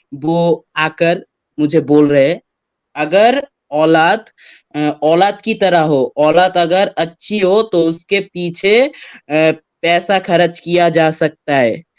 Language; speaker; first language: Hindi; non-native, fluent; Bangla